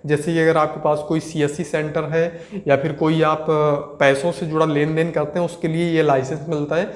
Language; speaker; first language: Hindi; native; Hindi